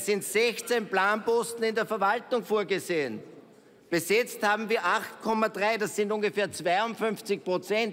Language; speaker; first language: German; native; German